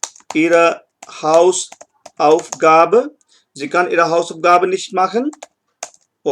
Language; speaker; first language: German; non-native, fluent; Hindi